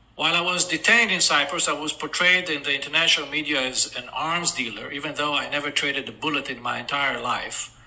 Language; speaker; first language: English; non-native, fluent; Hebrew